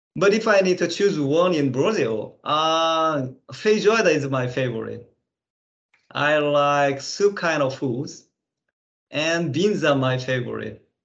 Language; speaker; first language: English; non-native, fluent; Korean